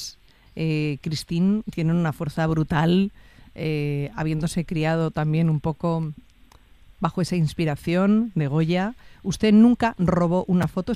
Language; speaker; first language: Spanish; native; Spanish